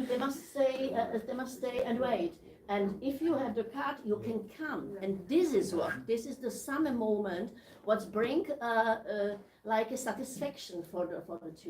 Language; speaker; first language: English; non-native, learner; Czech